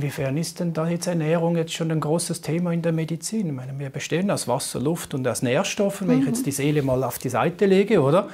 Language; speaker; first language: German; native; German